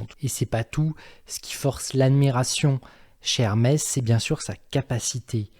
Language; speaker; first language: French; native; French